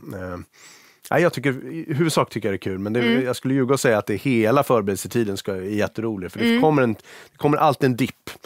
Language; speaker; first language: Swedish; native; Swedish